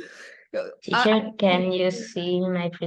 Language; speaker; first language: English; non-native, learner; Vietnamese